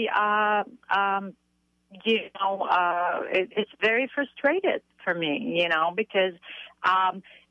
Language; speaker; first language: English; non-native, fluent; French